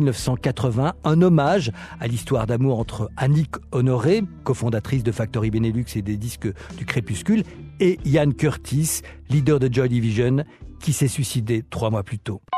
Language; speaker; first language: French; native; French